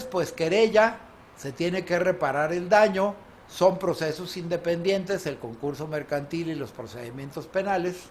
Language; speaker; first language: Spanish; native; Spanish